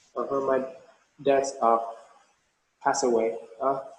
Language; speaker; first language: English; non-native, fluent; Vietnamese